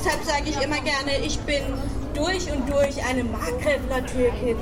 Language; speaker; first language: German; early bilingual, other home language; Turkish